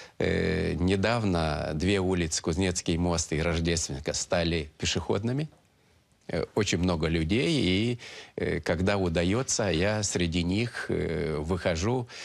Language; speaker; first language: Russian; non-native, local second language; Romanian